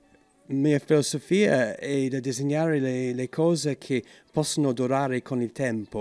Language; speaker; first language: Italian; non-native, fluent; English